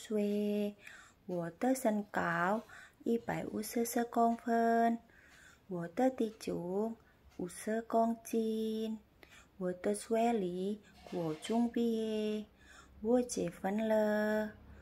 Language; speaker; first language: Chinese; non-native, learner; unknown